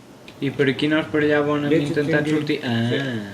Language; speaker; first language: Catalan; native; Catalan